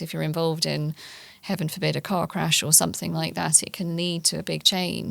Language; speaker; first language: English; native; English